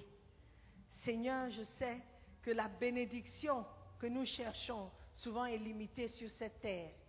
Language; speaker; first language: French; non-native, fluent; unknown